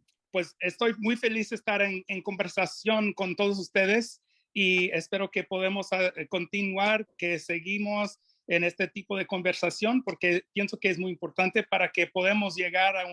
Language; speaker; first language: Spanish; non-native, fluent; English